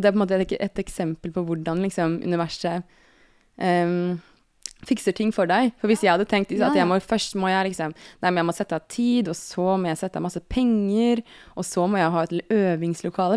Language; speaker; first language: Norwegian; native; Norwegian